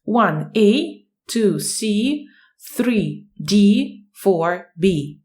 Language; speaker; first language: English; non-native, fluent; Ukrainian